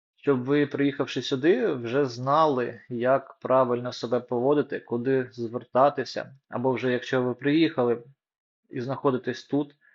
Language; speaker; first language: Ukrainian; non-native, local second language; Russian